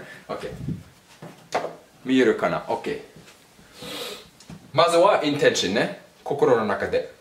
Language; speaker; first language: Japanese; non-native, fluent; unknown